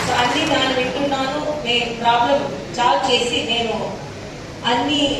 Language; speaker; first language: Telugu; non-native, learner; Tamil